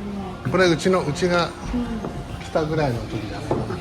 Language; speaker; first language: Japanese; native; Japanese